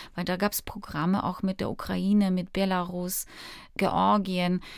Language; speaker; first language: German; early bilingual, other home language; Polish